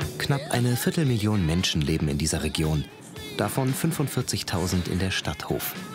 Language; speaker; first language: German; native; German